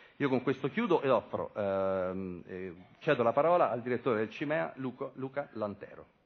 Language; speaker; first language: Italian; native; Italian